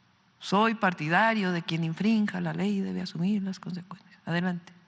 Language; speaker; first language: Spanish; native; Spanish